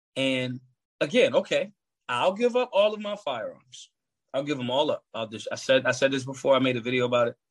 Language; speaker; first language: English; native; English